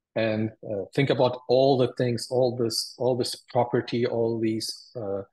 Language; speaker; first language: English; early bilingual, other home language; Turkish